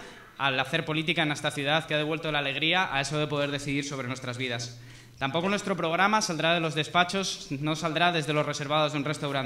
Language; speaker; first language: Spanish; native; Spanish